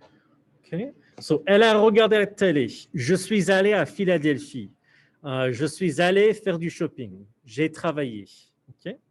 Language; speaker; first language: French; non-native, fluent; English